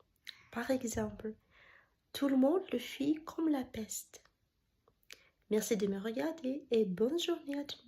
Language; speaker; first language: French; non-native, fluent; Russian